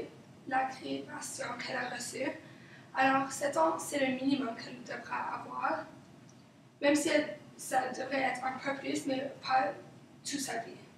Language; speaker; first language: French; non-native, local second language; English